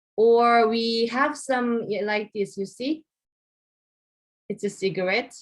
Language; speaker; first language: English; non-native, fluent; Korean